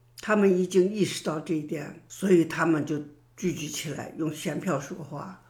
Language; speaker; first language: Chinese; native; Chinese